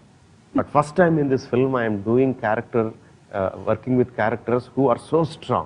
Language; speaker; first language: Tamil; non-native, fluent; Telugu